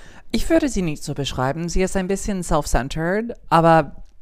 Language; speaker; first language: German; non-native, fluent; English